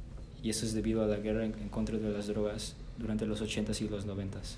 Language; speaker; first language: Spanish; early bilingual, heritage; Spanish